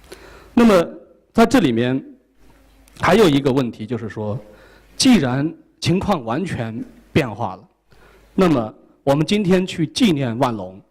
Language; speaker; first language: Chinese; native; Chinese